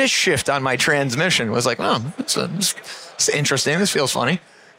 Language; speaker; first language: English; native; English